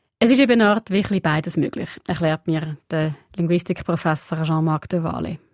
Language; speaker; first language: German; early bilingual, other home language; Portuguese